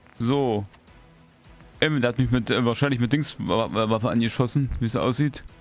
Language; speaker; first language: German; native; German